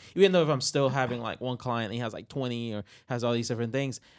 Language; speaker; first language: English; non-native, fluent; Spanish